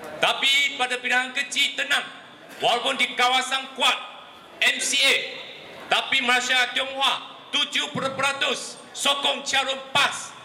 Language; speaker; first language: Malay; non-native, local second language; Chinese